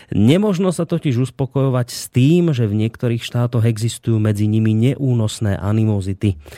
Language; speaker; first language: Slovak; native; Slovak